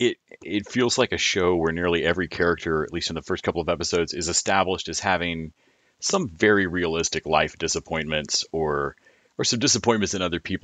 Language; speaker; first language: English; native; English